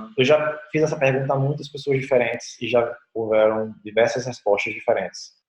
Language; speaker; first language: Portuguese; native; Portuguese